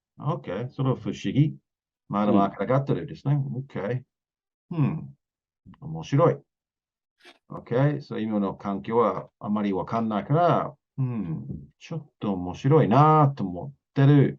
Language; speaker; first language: Japanese; non-native, learner; English